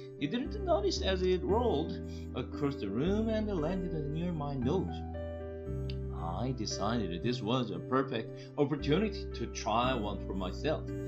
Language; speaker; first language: English; non-native, fluent; Korean